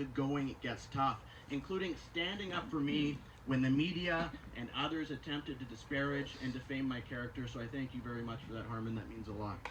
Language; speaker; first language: English; native; English